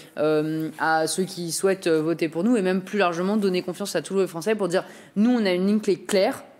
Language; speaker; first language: French; native; French